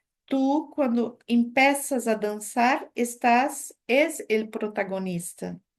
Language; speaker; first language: Spanish; non-native, fluent; Portuguese